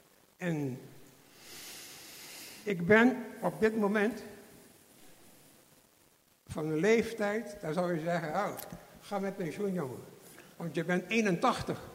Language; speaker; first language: Dutch; non-native, fluent; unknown